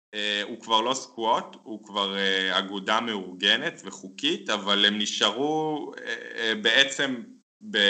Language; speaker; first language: Hebrew; native; Hebrew